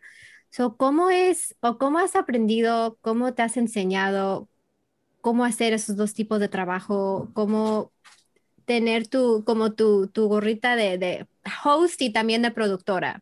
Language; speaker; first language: Spanish; early bilingual, heritage; English